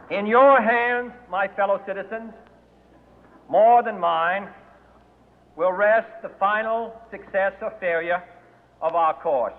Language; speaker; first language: English; native; English